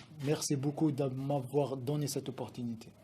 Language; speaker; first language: French; non-native, local second language; Arabic